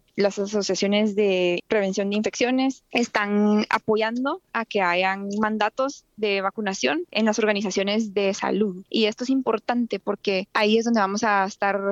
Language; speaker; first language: Spanish; native; Spanish